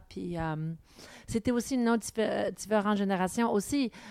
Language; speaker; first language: French; non-native, local second language; English